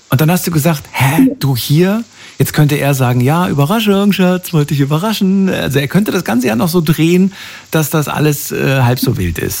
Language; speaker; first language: German; native; German